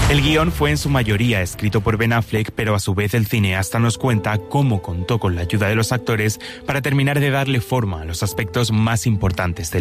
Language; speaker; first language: Spanish; native; Spanish